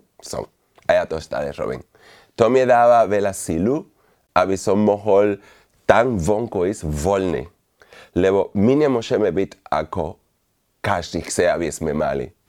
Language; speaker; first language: Slovak; non-native, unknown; Spanish